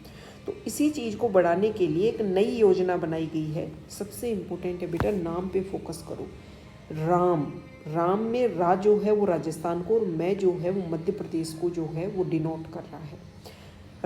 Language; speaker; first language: Hindi; native; Hindi